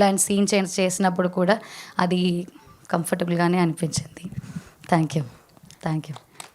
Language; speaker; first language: Telugu; non-native, learner; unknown